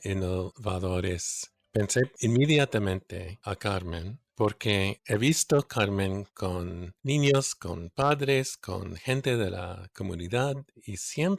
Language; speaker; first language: Spanish; non-native, fluent; English